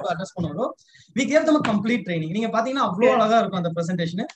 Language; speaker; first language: English; non-native, local second language; Tamil